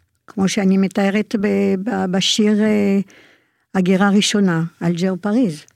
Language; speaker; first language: Hebrew; non-native, fluent; French